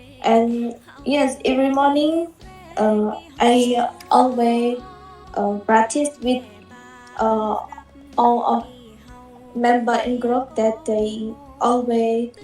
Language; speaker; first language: English; non-native, learner; Khmer